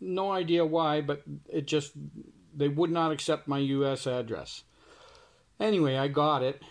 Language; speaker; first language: English; native; English